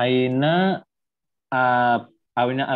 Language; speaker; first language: Arabic; non-native, learner; Indonesian